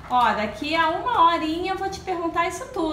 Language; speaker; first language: Portuguese; native; Portuguese